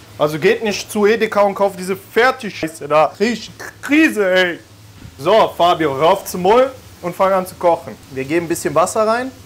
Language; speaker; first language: German; early bilingual, other home language; Italian